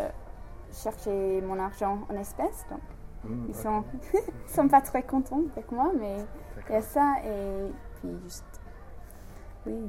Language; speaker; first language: French; non-native, fluent; English